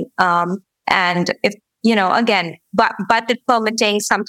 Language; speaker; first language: English; non-native, local second language; Gujarati